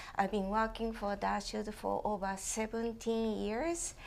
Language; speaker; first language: English; non-native, fluent; Japanese